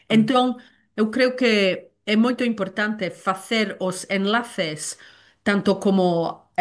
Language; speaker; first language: Portuguese; non-native, learner; Welsh